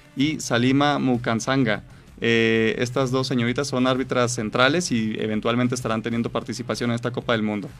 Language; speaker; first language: Spanish; native; Spanish